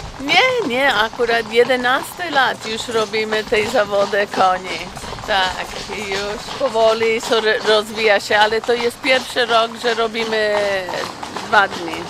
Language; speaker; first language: Polish; non-native, learner; English